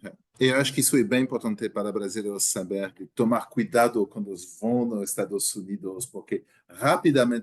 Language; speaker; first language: Portuguese; non-native, learner; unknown